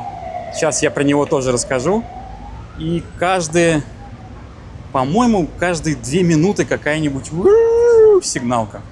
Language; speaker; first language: Russian; native; Russian